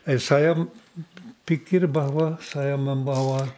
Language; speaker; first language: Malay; non-native, learner; Czech